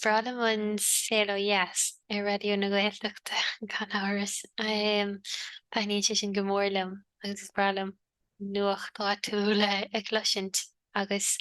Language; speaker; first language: Irish; native; Irish